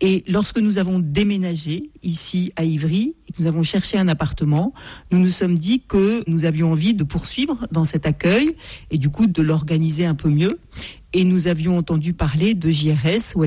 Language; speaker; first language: French; native; French